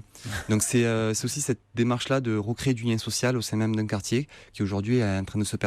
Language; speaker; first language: French; native; French